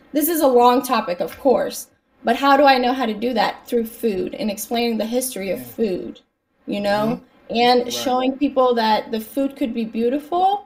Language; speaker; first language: English; native; English